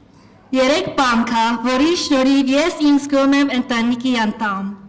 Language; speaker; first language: Armenian; non-native, learner; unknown